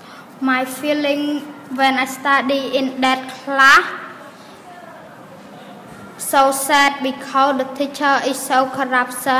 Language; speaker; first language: English; non-native, learner; Khmer